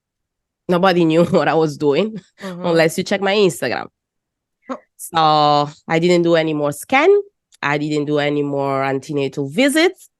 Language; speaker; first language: English; non-native, fluent; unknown